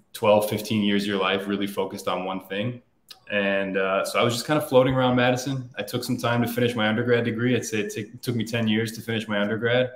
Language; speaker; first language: English; native; English